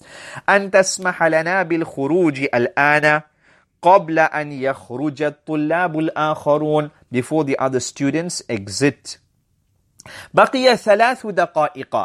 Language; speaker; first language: Arabic; non-native, fluent; English